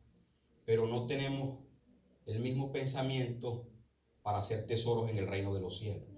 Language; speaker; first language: Spanish; native; Spanish